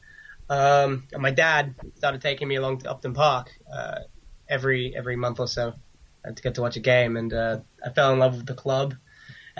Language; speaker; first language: English; native; English